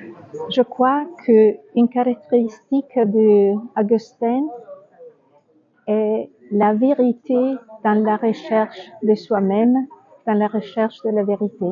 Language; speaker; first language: French; non-native, fluent; Italian